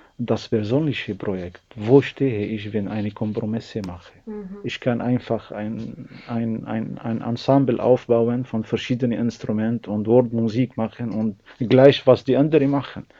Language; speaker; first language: German; non-native, learner; Arabic